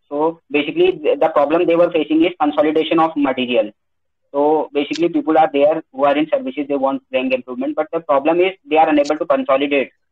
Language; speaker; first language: English; non-native, local second language; Hindi